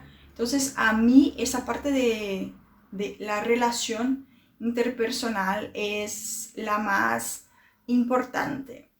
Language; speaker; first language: Spanish; non-native, fluent; Portuguese